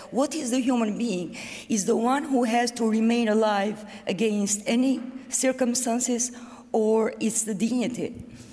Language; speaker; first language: English; non-native, fluent; Albanian